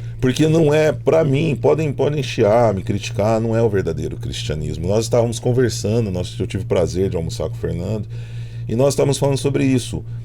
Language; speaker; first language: Portuguese; native; Portuguese